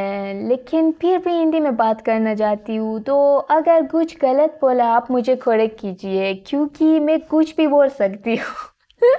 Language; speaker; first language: Hindi; non-native, fluent; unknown